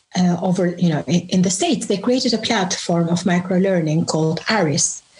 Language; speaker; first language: English; non-native, fluent; Albanian